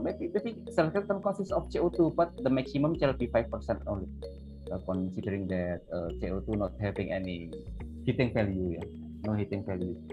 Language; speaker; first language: English; non-native, fluent; Indonesian